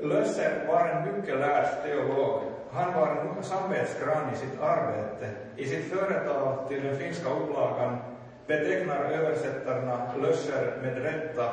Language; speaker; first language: Swedish; non-native, local second language; Finnish